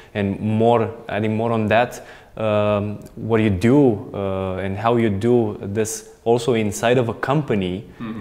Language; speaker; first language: English; non-native, fluent; Romanian